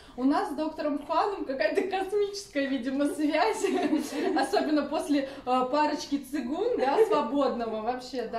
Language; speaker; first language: Russian; native; Russian